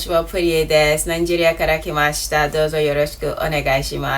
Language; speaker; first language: Japanese; non-native, learner; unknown